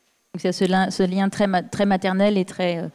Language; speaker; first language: French; native; French